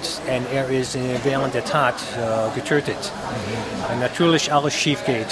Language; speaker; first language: German; non-native, fluent; English